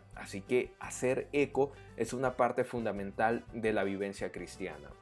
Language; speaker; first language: Spanish; native; Spanish